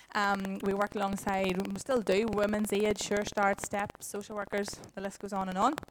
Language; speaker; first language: English; native; English